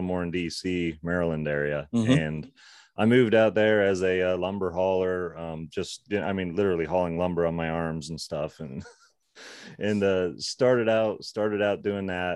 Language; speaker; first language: English; native; English